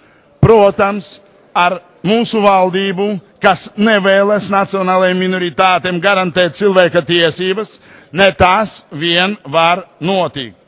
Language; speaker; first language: Latvian; non-native, local second language; Russian